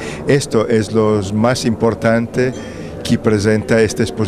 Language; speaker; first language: Spanish; non-native, fluent; Italian